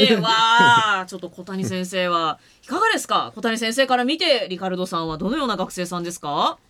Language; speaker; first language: Japanese; native; Japanese